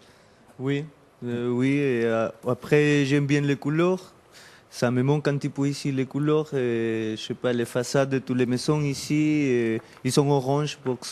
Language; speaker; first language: French; non-native, learner; Spanish